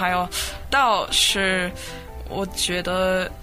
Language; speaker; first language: Chinese; non-native, learner; English